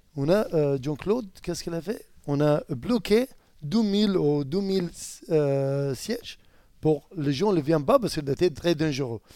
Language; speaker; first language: French; non-native, learner; Arabic